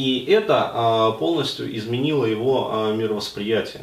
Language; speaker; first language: Russian; native; Russian